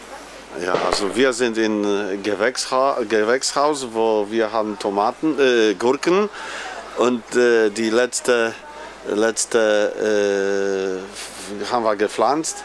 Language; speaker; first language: German; non-native, learner; Polish